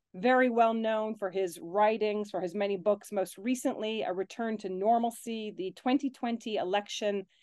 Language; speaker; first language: English; native; English